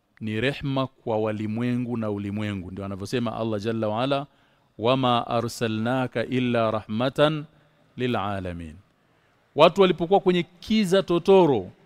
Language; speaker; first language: Swahili; native; Swahili